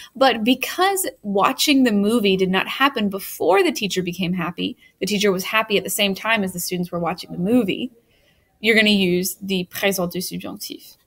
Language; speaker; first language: English; native; English